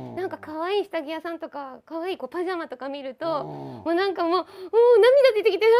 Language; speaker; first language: Japanese; native; Japanese